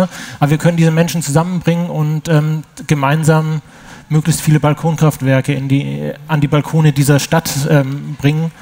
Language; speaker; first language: German; native; German